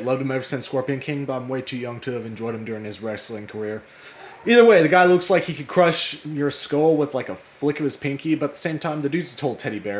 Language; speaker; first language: English; native; English